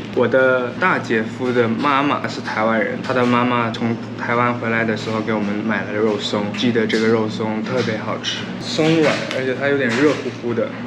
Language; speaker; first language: Chinese; non-native, fluent; Korean